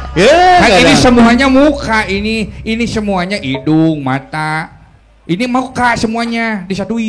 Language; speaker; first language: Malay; non-native, local second language; Sundanese